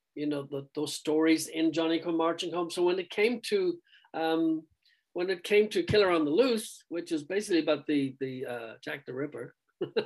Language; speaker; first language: English; native; English